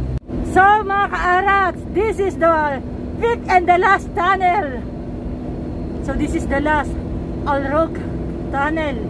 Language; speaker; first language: English; non-native, local second language; Filipino